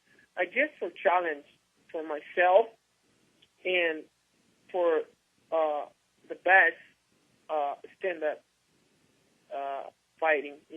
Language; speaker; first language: English; non-native, learner; Portuguese